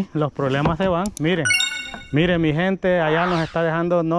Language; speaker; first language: Spanish; native; Spanish